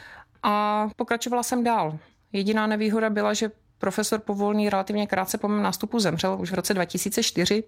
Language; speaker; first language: Czech; native; Czech